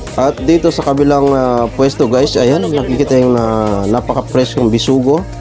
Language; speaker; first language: Filipino; non-native, local second language; Cebuano